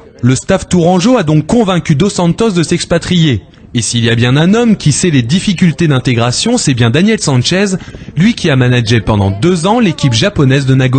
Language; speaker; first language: French; native; French